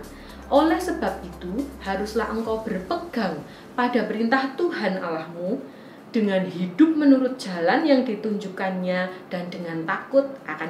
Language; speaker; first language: Indonesian; native; Indonesian